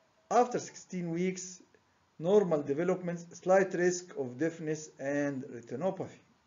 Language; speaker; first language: English; non-native, fluent; Arabic